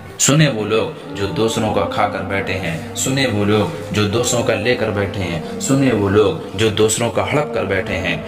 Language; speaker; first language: Urdu; native; Urdu